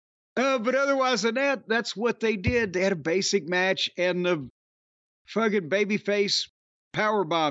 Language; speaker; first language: English; native; English